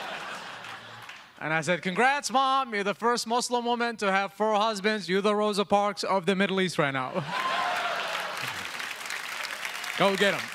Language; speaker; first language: English; early bilingual, other home language; Arabic